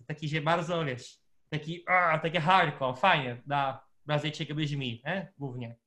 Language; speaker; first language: Polish; non-native, fluent; Portuguese